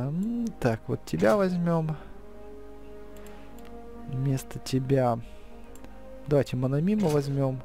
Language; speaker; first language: Russian; native; Russian